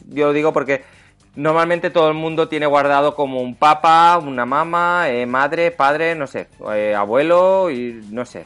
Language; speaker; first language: Spanish; native; Spanish